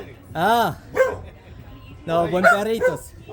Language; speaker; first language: Spanish; non-native, learner; French